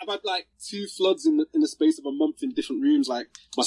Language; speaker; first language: English; native; English